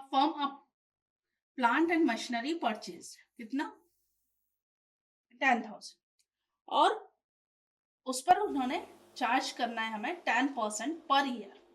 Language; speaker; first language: Hindi; native; Hindi